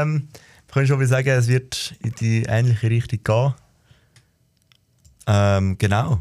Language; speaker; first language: German; native; German